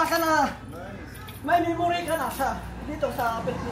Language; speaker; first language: Filipino; native; Filipino